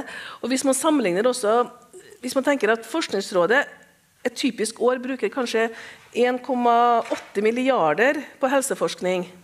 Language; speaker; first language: Norwegian; native; Norwegian